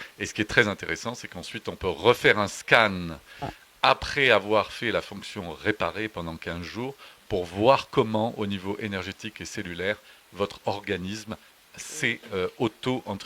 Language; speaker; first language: French; native; French